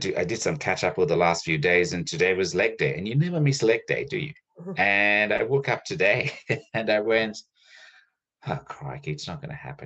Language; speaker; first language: English; non-native, local second language; Sinhala